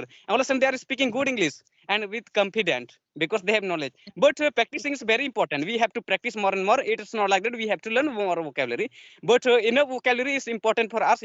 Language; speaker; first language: English; non-native, learner; Santali